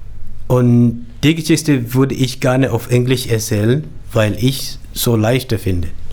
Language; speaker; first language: German; non-native, learner; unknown